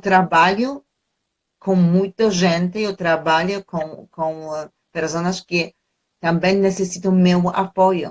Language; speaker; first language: Portuguese; non-native, fluent; Polish